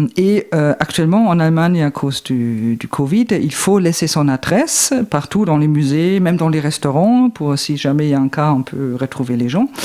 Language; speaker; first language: French; non-native, fluent; German